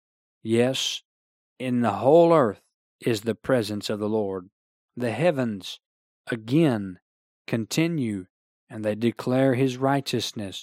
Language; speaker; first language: English; native; English